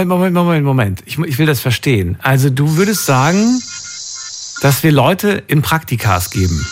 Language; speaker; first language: German; native; German